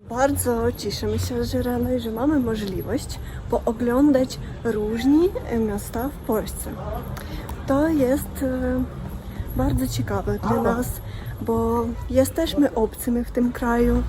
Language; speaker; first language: Polish; non-native, learner; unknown